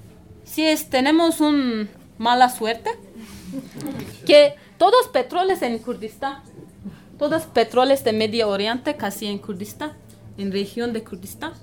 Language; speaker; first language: Spanish; non-native, learner; Kurdish